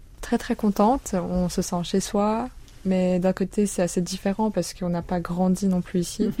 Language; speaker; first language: French; early bilingual, other home language; Korean